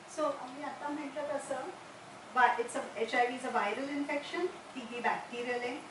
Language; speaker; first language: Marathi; non-native, local second language; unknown